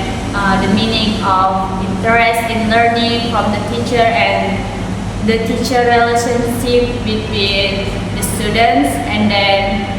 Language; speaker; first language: English; non-native, learner; Indonesian